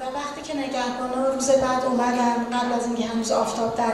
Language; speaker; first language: Persian; native; Persian